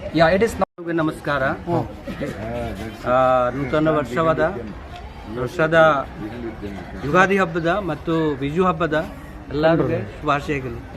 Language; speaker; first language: Kannada; non-native, learner; Chakma